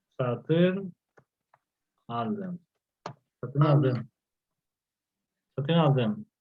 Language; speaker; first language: Turkish; non-native, fluent; Spanish